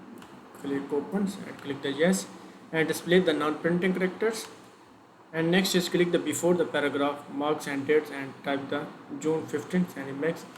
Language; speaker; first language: English; non-native, learner; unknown